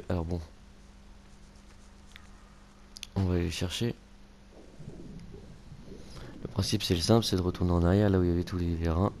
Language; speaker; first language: French; native; French